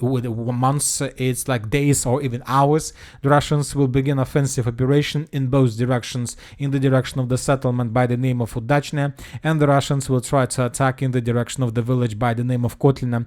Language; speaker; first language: English; non-native, fluent; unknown